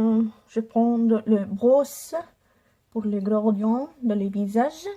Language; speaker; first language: French; non-native, learner; Italian